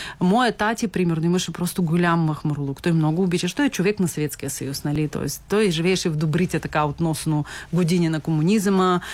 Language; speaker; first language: Bulgarian; early bilingual, heritage; Bulgarian